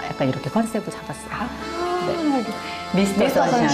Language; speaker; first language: Korean; native; Korean